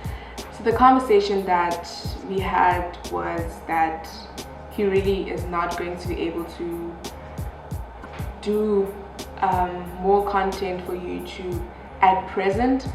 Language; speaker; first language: English; non-native, local second language; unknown